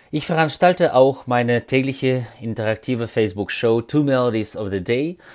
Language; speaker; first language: German; non-native, fluent; Russian